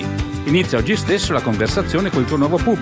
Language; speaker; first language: Italian; native; Italian